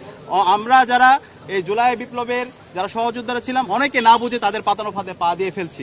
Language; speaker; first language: Bangla; native; Bangla